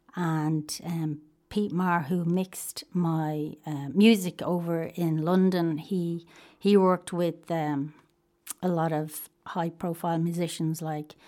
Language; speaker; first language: English; native; English